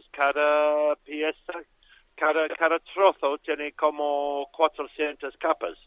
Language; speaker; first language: Spanish; non-native, fluent; English